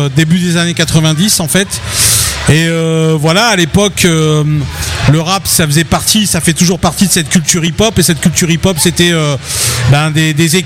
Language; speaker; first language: French; native; French